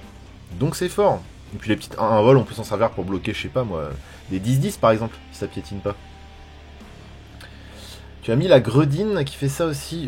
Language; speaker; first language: French; native; French